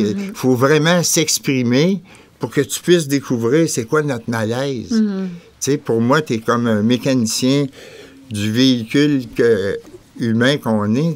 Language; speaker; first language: French; native; French